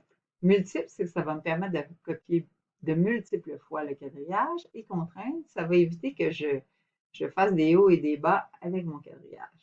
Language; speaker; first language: French; native; French